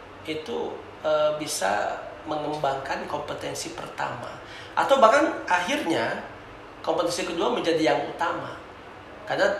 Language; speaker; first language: Indonesian; native; Indonesian